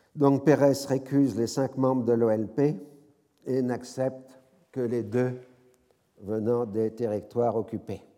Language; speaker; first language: French; native; French